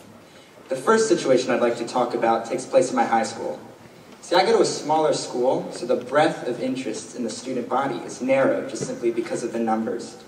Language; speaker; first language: English; native; English